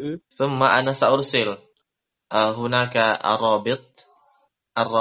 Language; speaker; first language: Arabic; non-native, learner; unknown